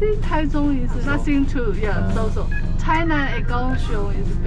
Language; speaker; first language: English; non-native, learner; Chinese